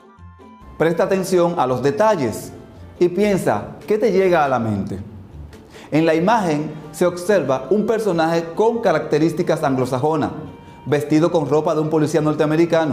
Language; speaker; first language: Spanish; native; Spanish